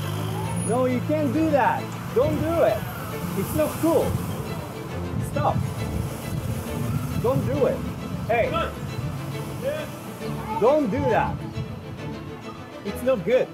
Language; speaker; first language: English; non-native, learner; Japanese